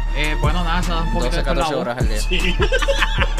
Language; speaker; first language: Spanish; native; Spanish